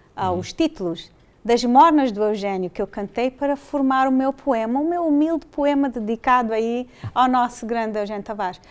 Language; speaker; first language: Portuguese; early bilingual, heritage; English